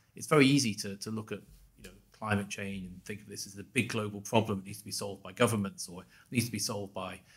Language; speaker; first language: English; native; English